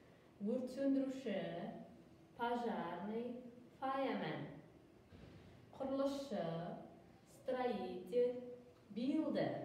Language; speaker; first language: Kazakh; native; Kazakh